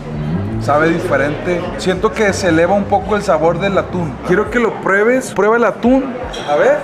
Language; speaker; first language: Spanish; native; Spanish